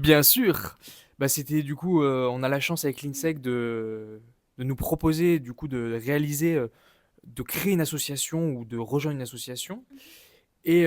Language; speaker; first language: French; native; French